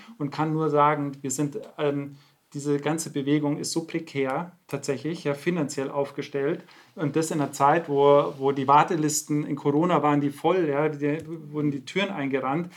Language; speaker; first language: German; native; German